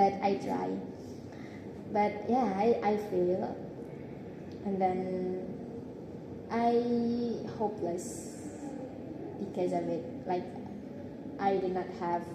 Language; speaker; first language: English; non-native, learner; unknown